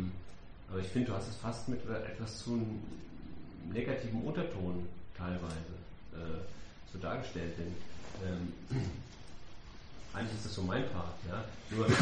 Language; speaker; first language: German; native; German